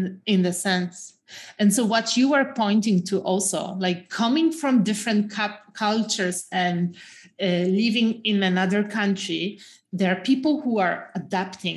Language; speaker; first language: English; non-native, fluent; Polish